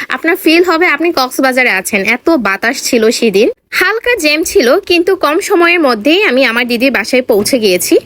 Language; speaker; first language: Bangla; non-native, local second language; Marma